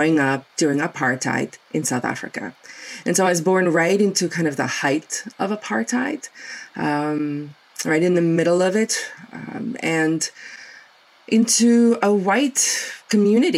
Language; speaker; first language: English; non-native, local second language; Afrikaans